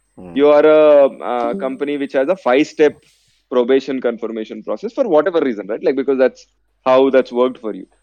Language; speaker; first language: English; non-native, local second language; Telugu